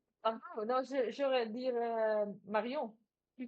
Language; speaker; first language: French; non-native, learner; Dutch